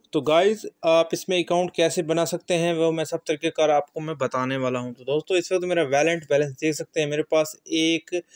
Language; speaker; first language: Urdu; native; Urdu